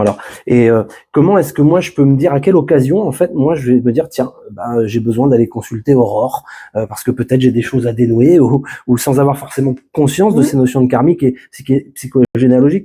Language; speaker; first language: French; native; French